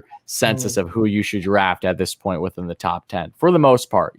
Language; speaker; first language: English; native; English